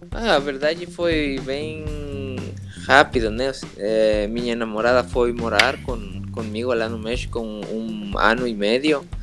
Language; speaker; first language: Portuguese; non-native, learner; Spanish